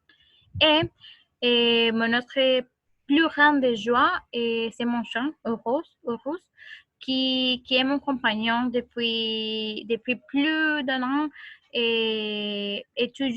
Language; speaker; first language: French; non-native, learner; Spanish